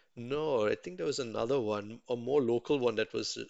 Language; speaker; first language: English; non-native, local second language; Tamil